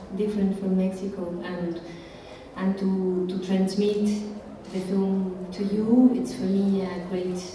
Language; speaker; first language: English; non-native, fluent; Spanish